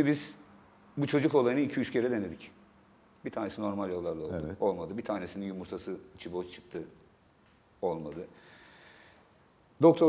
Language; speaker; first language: Turkish; native; Turkish